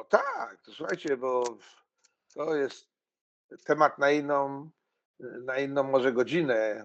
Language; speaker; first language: Polish; native; Polish